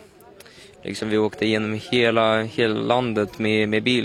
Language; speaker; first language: Swedish; early bilingual, other home language; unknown